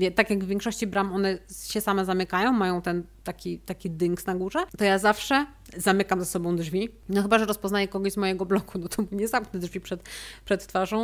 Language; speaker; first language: Polish; native; Polish